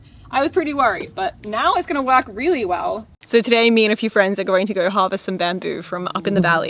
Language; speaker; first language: English; native; English